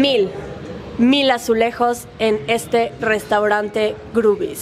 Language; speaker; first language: Spanish; native; Spanish